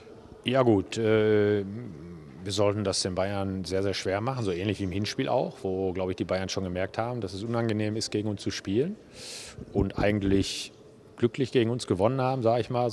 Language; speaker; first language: German; native; German